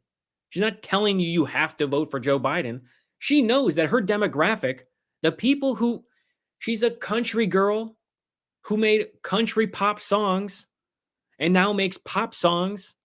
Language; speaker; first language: English; native; English